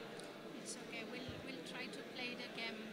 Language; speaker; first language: English; non-native, fluent; French